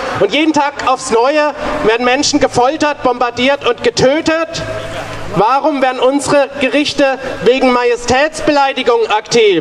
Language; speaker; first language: German; native; German